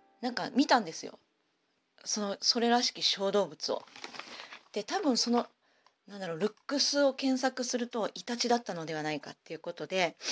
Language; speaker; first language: Japanese; native; Japanese